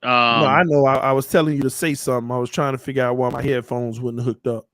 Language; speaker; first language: English; native; English